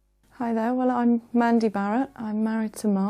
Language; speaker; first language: English; native; English